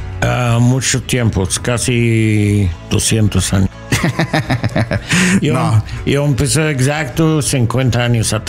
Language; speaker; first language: Spanish; non-native, learner; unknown